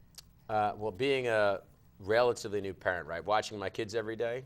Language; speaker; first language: English; native; English